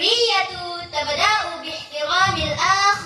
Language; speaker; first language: Arabic; non-native, learner; Indonesian